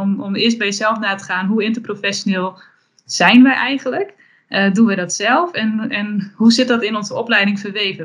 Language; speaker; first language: Dutch; native; Dutch